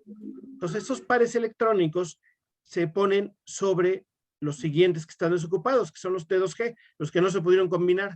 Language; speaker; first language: Spanish; native; Spanish